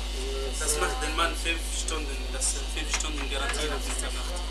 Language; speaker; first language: German; non-native, fluent; Arabic